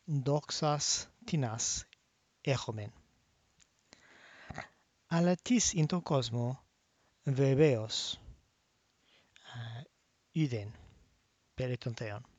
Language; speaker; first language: Greek; non-native, fluent; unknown